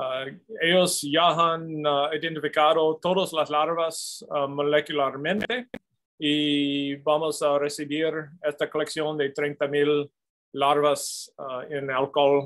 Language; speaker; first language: Spanish; non-native, fluent; English